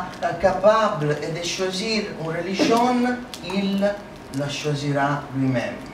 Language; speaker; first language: French; non-native, learner; Italian